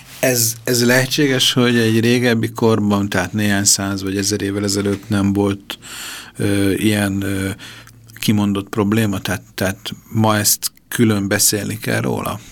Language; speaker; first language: Hungarian; native; Hungarian